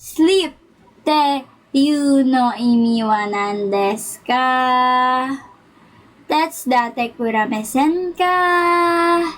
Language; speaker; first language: Japanese; non-native, learner; Filipino